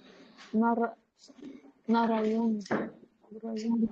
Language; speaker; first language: Russian; non-native, learner; Uzbek